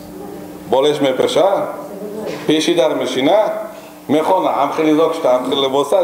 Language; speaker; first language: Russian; non-native, local second language; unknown